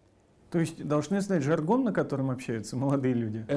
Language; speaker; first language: Russian; native; Russian